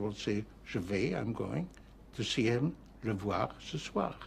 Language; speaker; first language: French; non-native, fluent; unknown